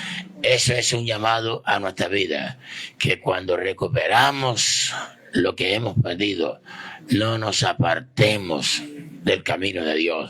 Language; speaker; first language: Spanish; native; Spanish